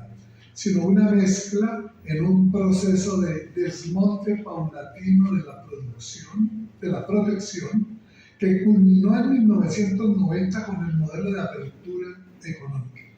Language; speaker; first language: Spanish; native; Spanish